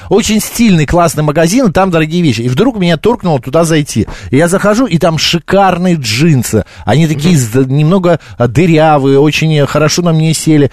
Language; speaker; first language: Russian; native; Russian